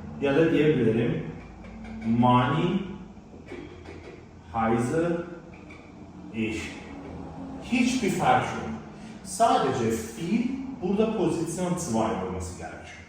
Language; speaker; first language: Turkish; non-native, learner; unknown